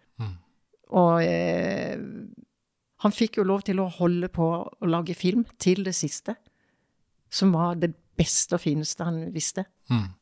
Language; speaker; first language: Norwegian; native; Norwegian